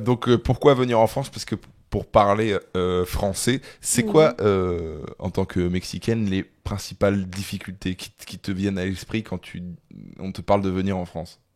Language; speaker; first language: French; native; French